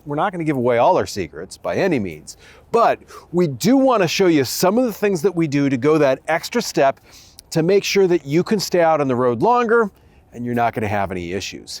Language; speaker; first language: English; native; English